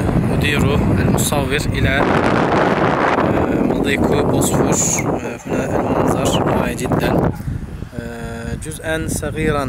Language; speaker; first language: Arabic; non-native, fluent; Turkish